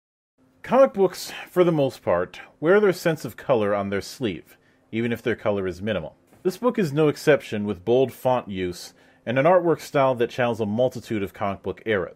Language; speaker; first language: English; native; English